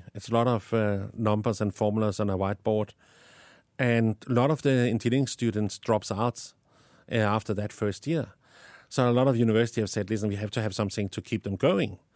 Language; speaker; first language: English; non-native, fluent; Danish